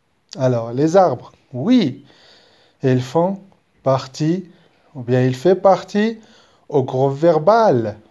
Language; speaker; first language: French; non-native, local second language; Arabic